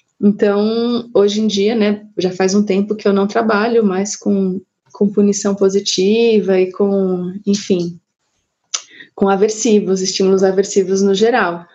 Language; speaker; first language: Portuguese; native; Portuguese